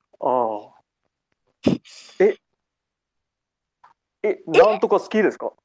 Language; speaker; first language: Japanese; non-native, learner; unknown